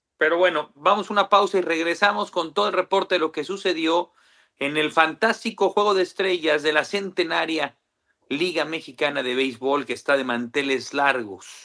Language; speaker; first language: Spanish; native; Spanish